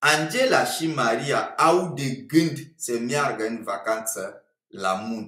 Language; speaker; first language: Romanian; non-native, fluent; French